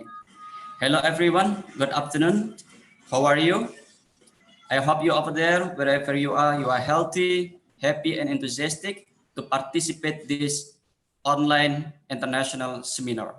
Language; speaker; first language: English; non-native, fluent; Indonesian